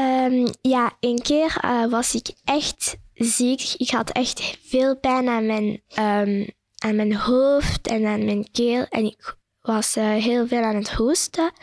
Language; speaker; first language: Dutch; non-native, local second language; French